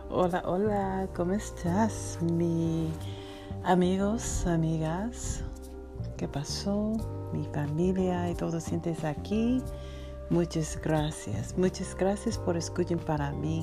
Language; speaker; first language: Spanish; non-native, learner; English